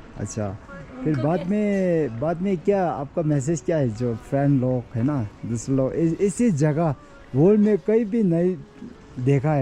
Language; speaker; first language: Hindi; non-native, learner; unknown